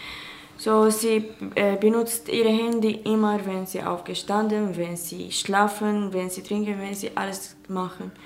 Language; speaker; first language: German; non-native, learner; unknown